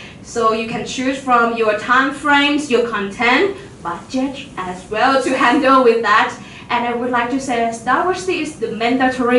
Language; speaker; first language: English; non-native, fluent; Thai